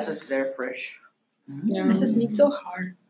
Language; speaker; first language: German; non-native, learner; English